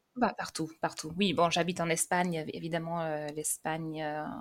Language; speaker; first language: French; early bilingual, other home language; English